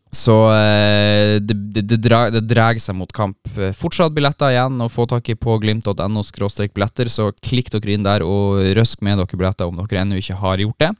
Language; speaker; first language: Norwegian; native; Norwegian